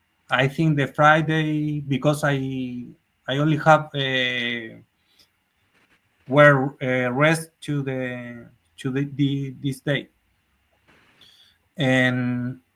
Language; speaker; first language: English; non-native, learner; Spanish